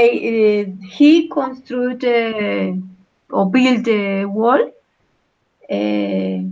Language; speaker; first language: English; non-native, learner; Spanish